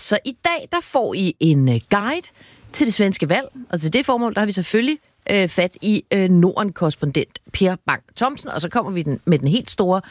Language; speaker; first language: Danish; native; Danish